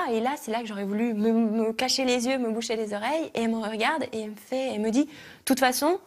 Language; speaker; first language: French; early bilingual, other home language; Russian